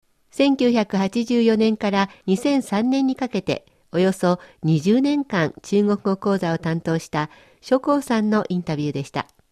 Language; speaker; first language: Japanese; native; Japanese